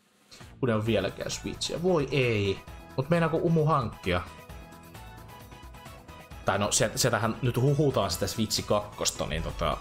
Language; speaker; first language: Finnish; native; Finnish